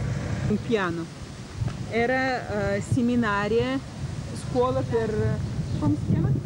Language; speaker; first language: Italian; non-native, learner; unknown